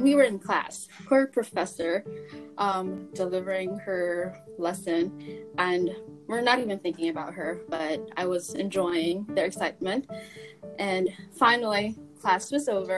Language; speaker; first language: English; non-native, local second language; Filipino